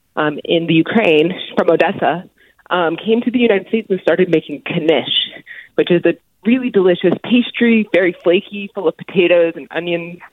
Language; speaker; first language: English; early bilingual, other home language; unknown